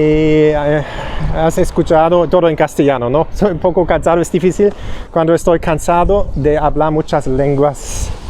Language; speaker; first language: Spanish; non-native, learner; German